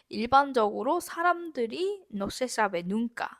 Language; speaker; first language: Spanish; non-native, fluent; Korean